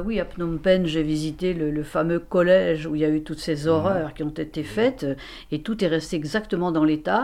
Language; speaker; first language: French; native; French